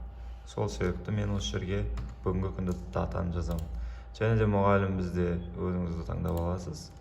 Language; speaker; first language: Kazakh; native; Kazakh